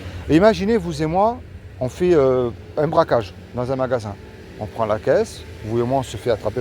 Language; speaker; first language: French; native; French